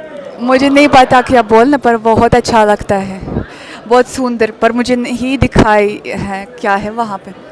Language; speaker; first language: Hindi; non-native, learner; Russian